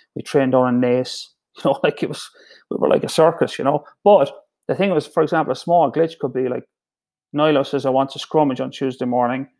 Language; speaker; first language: English; native; English